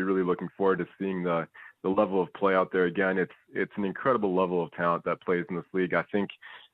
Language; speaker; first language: English; native; English